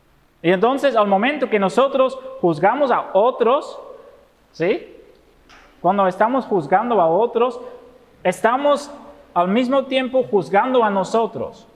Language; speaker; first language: Spanish; non-native, fluent; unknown